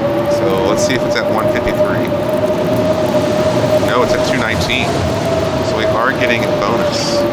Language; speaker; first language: English; native; English